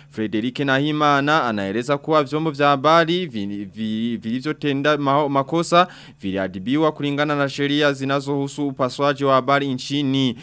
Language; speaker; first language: Swahili; non-native, local second language; Rundi